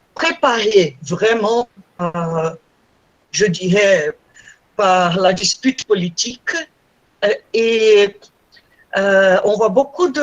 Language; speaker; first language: French; non-native, fluent; Portuguese